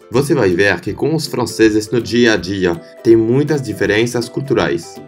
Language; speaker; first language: Portuguese; non-native, fluent; French